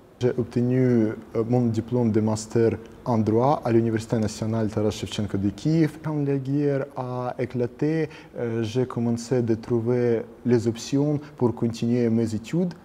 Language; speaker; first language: French; non-native, learner; Ukrainian